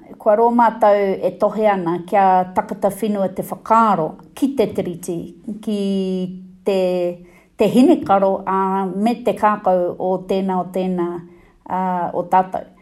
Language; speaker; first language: Māori; non-native, local second language; English